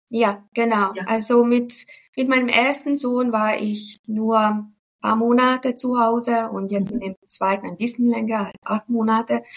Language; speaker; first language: German; non-native, fluent; Hungarian